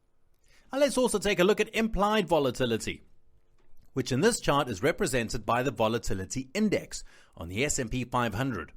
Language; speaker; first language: English; non-native, fluent; Italian